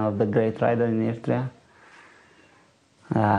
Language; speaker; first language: English; non-native, learner; Tigrinya